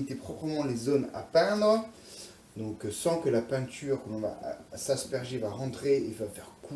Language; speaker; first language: French; native; French